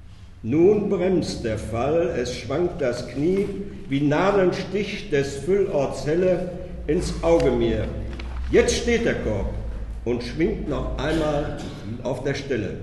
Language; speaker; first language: German; native; German